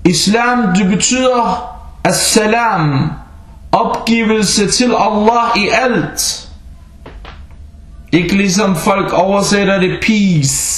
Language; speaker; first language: Danish; early bilingual, other home language; Arabic